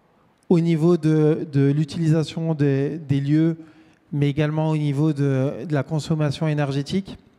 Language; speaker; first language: French; native; French